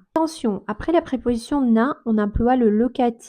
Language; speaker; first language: French; non-native, fluent; Russian